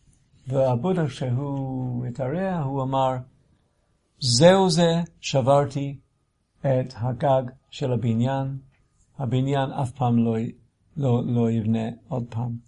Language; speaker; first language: Hebrew; non-native, fluent; English